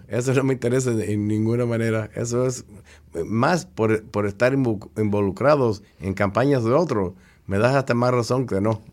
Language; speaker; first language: Spanish; early bilingual, heritage; Spanish